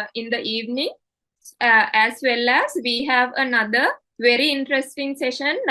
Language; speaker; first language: English; non-native, local second language; Sinhala